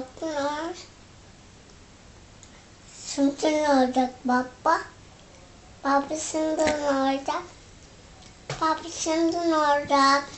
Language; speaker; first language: Turkish; early bilingual, heritage; Turkish